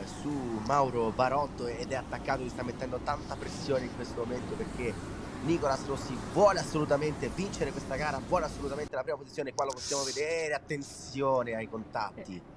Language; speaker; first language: Italian; native; Italian